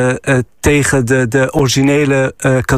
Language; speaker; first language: Dutch; non-native, fluent; Arabic